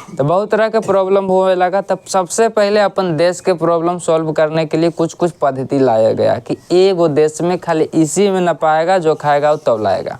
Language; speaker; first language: Hindi; native; Hindi